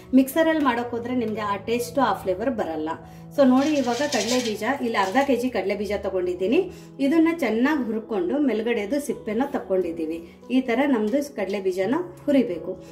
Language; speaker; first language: Kannada; native; Kannada